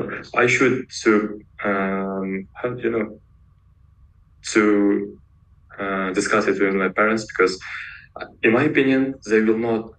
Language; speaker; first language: English; non-native, learner; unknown